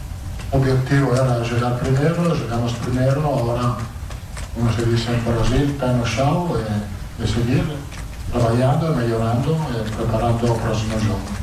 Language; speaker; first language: Portuguese; non-native, fluent; Italian